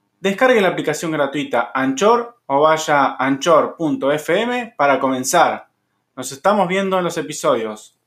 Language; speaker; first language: Spanish; native; Spanish